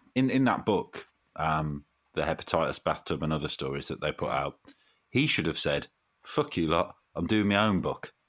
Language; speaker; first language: English; native; English